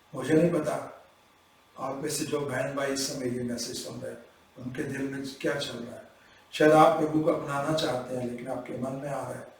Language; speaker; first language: Hindi; non-native, local second language; Punjabi